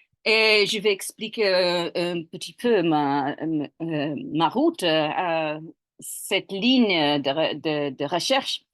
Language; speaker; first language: French; non-native, fluent; English